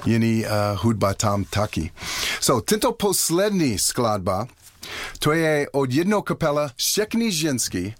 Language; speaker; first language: Czech; non-native, fluent; English